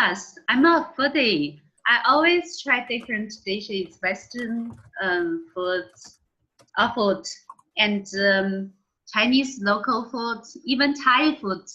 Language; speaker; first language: English; non-native, learner; Chinese